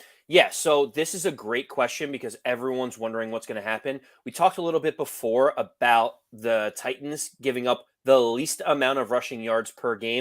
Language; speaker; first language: English; native; English